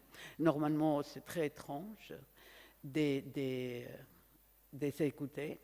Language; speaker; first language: French; non-native, fluent; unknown